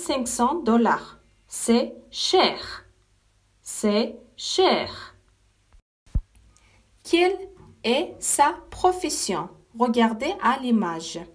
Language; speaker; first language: French; non-native, fluent; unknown